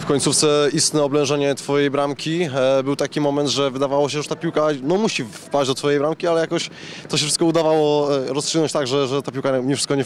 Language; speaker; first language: Polish; native; Polish